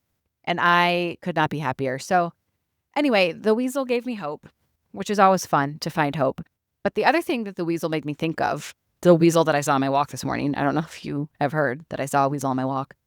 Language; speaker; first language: English; native; English